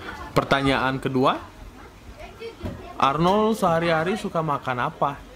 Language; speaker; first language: Indonesian; non-native, fluent; Russian